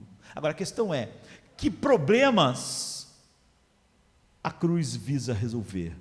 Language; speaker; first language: Portuguese; native; Portuguese